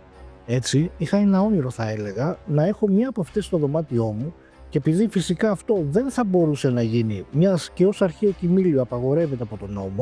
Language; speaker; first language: Greek; native; Greek